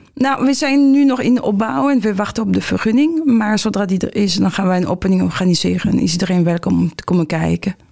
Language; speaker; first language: Dutch; non-native, fluent; French